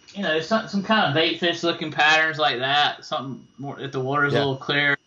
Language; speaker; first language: English; native; English